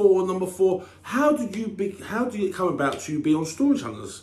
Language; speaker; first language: English; native; English